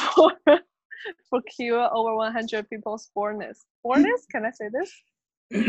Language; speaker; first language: English; non-native, fluent; Chinese